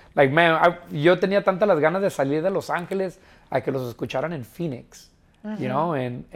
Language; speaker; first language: Spanish; early bilingual, heritage; Spanish